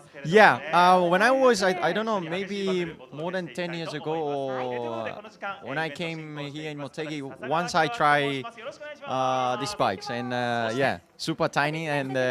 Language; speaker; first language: English; non-native, fluent; Japanese